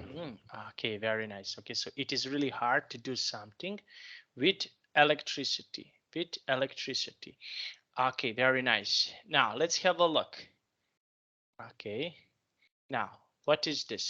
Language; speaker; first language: English; non-native, fluent; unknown